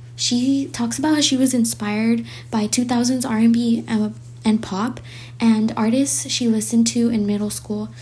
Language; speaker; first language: English; early bilingual, other home language; Spanish